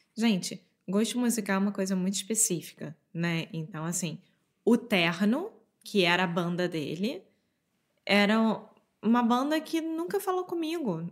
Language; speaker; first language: Portuguese; native; Portuguese